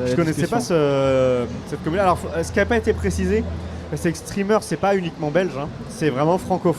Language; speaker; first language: French; native; French